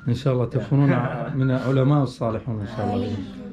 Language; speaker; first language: Arabic; native; Arabic